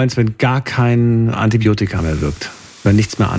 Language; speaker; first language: German; native; German